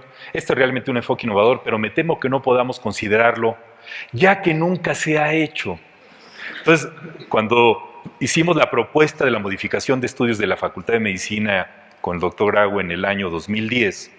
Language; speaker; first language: Spanish; native; Spanish